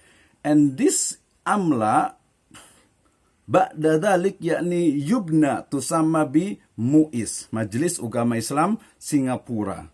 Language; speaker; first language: Arabic; non-native, fluent; Indonesian